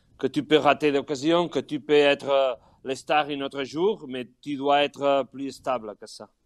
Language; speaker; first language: French; non-native, fluent; Catalan